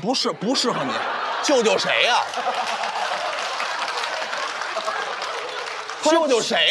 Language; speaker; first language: Chinese; native; Chinese